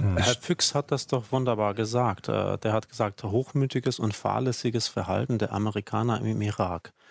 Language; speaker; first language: German; non-native, fluent; Czech